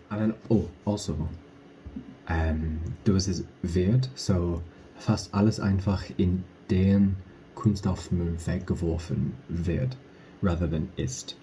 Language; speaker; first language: German; non-native, learner; English